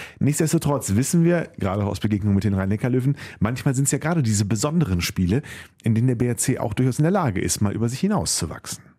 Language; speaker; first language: German; native; German